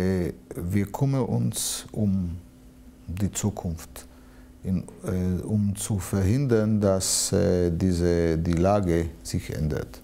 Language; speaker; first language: German; non-native, fluent; Hebrew